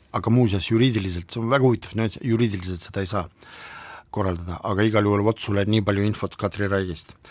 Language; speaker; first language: Estonian; non-native, local second language; Russian